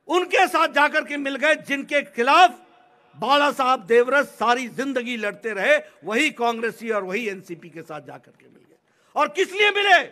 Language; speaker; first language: Hindi; native; Hindi